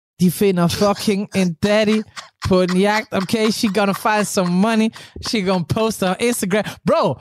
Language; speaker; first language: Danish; early bilingual, other home language; Somali